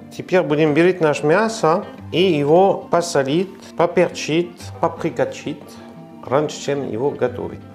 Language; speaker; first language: Russian; non-native, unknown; French